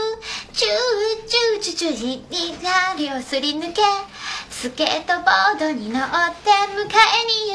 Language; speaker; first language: Japanese; native; Japanese